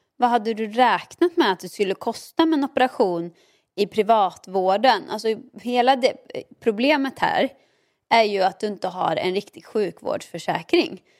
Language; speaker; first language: Swedish; native; Swedish